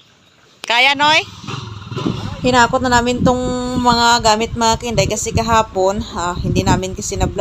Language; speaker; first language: Filipino; non-native, local second language; Cebuano